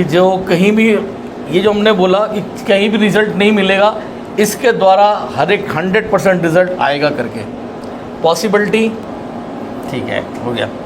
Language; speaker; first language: Hindi; native; Hindi